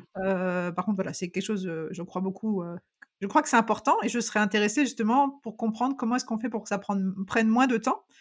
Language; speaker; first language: French; native; French